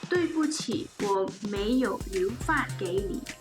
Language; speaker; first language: Chinese; non-native, learner; English